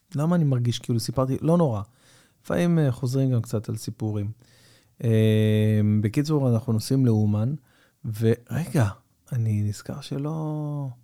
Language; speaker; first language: Hebrew; native; Hebrew